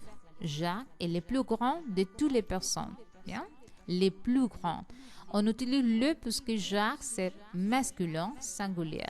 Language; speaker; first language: French; non-native, learner; Spanish